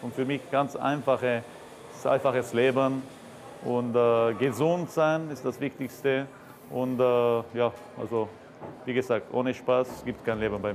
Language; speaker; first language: German; non-native, fluent; Arabic